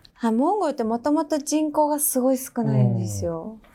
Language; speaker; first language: Japanese; non-native, fluent; Mongolian